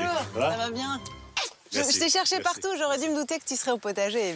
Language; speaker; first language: French; native; French